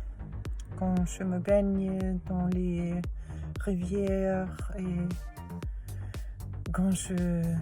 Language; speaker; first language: French; non-native, learner; German